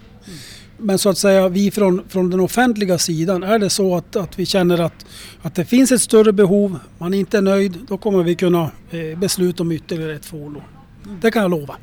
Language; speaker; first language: Swedish; native; Swedish